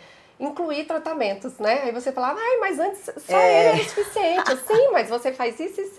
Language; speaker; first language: Portuguese; native; Portuguese